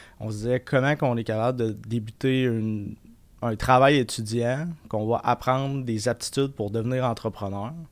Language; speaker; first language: French; native; French